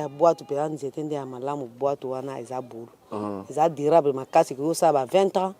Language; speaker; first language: Lingala; native; Lingala